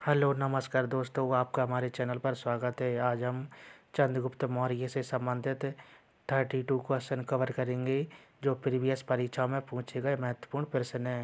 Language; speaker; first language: Hindi; native; Hindi